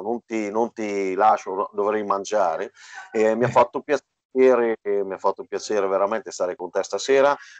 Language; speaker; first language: Italian; native; Italian